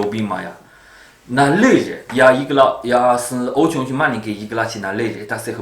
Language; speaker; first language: Russian; non-native, learner; Chinese